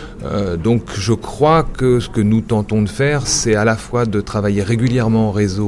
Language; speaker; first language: French; native; French